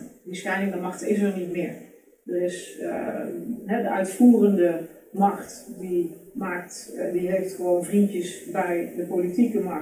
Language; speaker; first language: Dutch; native; Dutch